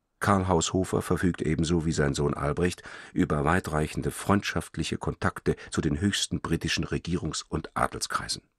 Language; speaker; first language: German; native; German